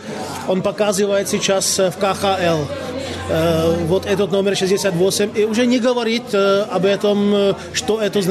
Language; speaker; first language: Russian; non-native, local second language; Czech